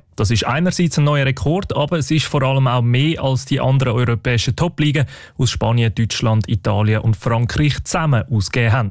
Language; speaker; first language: German; native; German